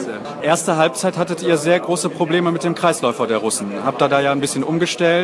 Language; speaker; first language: German; native; German